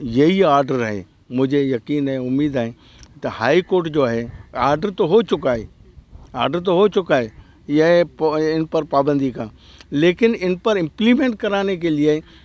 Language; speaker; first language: Urdu; non-native, local second language; Baluchi